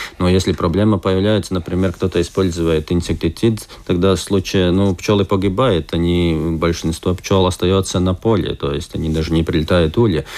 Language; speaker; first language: Russian; non-native, local second language; Latvian